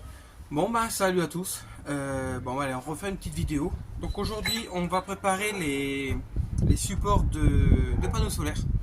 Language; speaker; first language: French; native; French